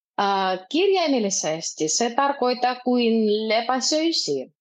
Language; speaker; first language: Finnish; non-native, fluent; Russian